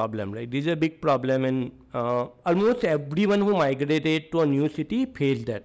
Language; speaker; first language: English; non-native, local second language; Gujarati